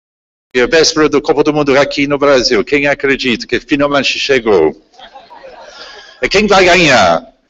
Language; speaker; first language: Portuguese; non-native, fluent; English